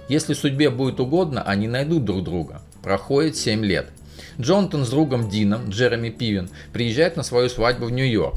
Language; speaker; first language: Russian; native; Russian